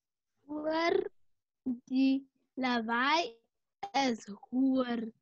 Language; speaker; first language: Afrikaans; non-native, local second language; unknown